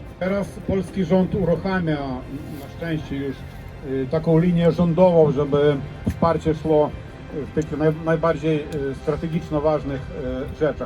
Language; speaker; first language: Polish; non-native, fluent; Ukrainian